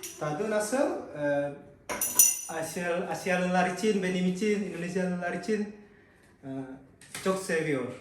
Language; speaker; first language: Turkish; non-native, learner; Indonesian